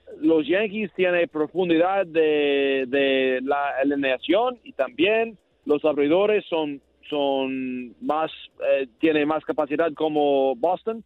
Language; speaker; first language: Spanish; non-native, learner; English